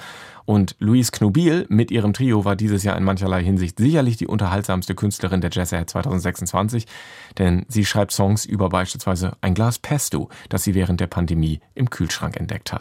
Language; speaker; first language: German; native; German